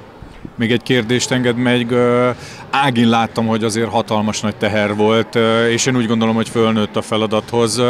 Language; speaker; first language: Hungarian; native; Hungarian